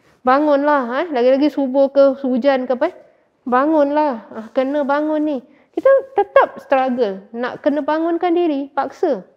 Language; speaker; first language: Malay; native; Malay